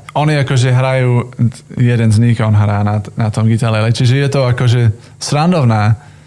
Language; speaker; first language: Slovak; non-native, fluent; English